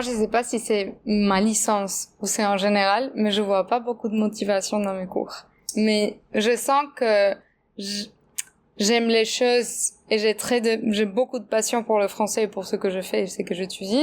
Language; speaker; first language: French; non-native, fluent; Spanish